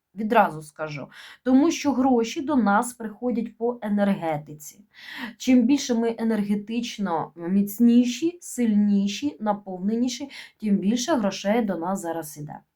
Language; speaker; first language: Ukrainian; non-native, local second language; Russian